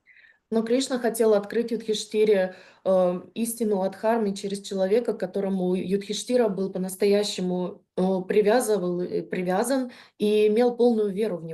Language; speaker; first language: Russian; native; Russian